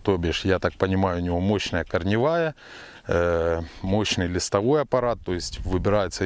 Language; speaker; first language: Russian; native; Russian